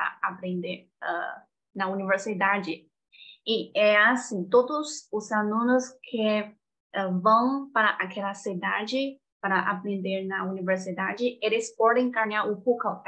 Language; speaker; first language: Portuguese; non-native, fluent; Chinese